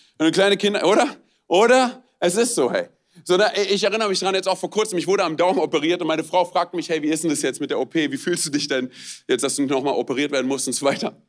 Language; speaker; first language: German; non-native, fluent; Romanian